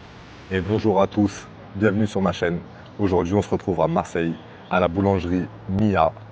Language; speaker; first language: French; native; French